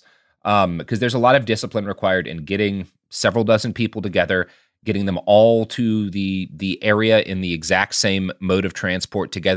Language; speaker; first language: English; native; English